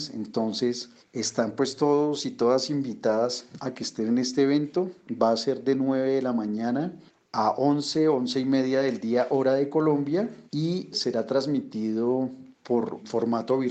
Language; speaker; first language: Spanish; native; Spanish